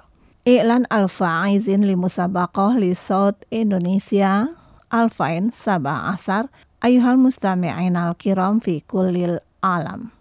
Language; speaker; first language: Arabic; non-native, learner; Indonesian